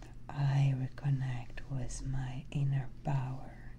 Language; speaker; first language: English; non-native, fluent; French